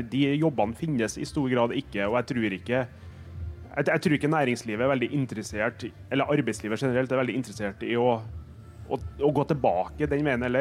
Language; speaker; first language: Norwegian; native; Norwegian